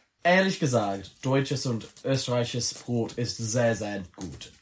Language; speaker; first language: German; non-native, learner; English